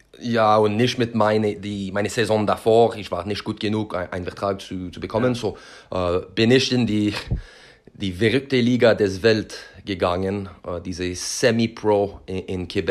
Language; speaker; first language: German; non-native, learner; French